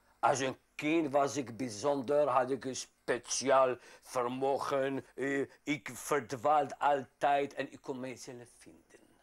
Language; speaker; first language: Dutch; non-native, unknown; Arabic